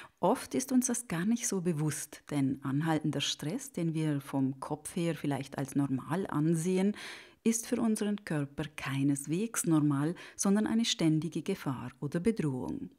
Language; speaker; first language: German; native; German